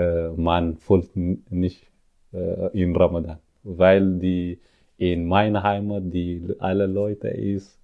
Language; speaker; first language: German; non-native, learner; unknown